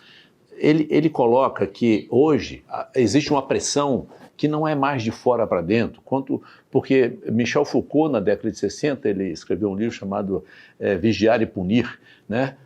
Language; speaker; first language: Portuguese; native; Portuguese